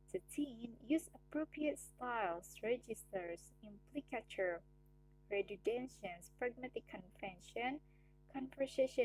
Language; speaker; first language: English; non-native, learner; Indonesian